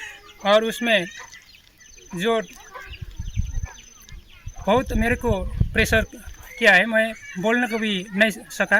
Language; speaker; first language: Hindi; non-native, local second language; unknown